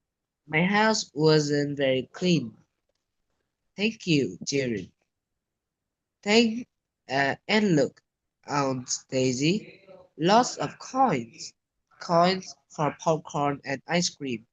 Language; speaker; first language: English; non-native, learner; Vietnamese